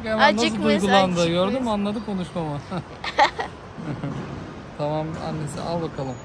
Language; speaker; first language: Turkish; native; Turkish